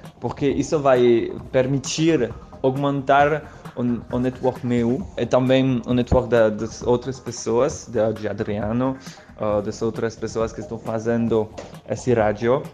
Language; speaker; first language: Portuguese; non-native, learner; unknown